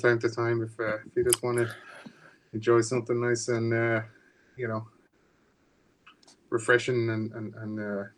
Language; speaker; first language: English; native; English